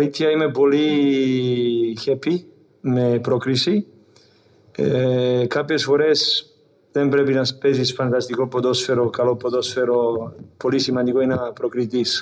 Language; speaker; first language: Greek; non-native, fluent; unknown